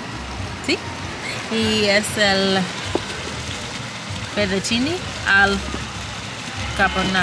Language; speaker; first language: Spanish; non-native, learner; English